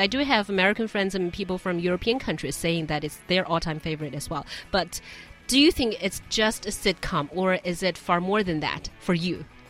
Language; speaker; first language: English; non-native, fluent; Chinese